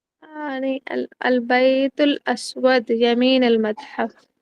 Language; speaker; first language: Arabic; non-native, learner; Urdu